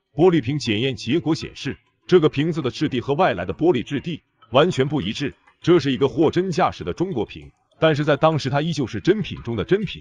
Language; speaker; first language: Chinese; native; Chinese